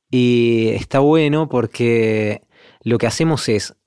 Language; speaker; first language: Spanish; native; Spanish